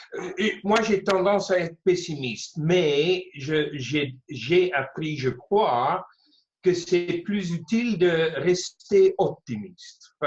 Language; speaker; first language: French; non-native, fluent; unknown